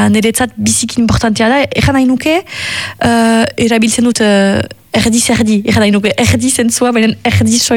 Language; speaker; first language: Basque; native; Basque